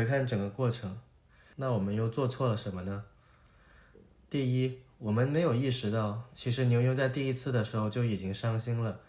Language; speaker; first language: Chinese; native; Chinese